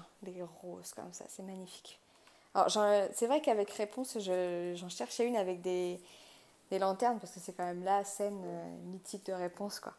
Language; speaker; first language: French; native; French